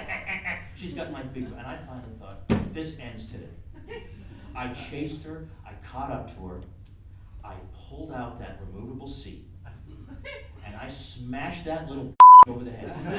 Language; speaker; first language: English; native; English